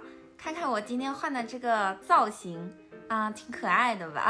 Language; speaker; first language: Chinese; native; Chinese